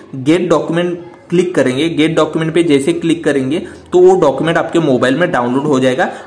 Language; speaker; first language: Hindi; non-native, local second language; Marathi